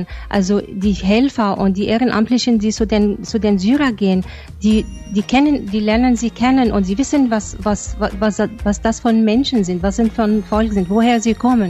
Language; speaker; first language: German; non-native, fluent; Arabic